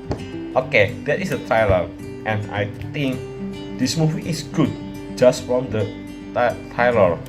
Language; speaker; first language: English; non-native, learner; Indonesian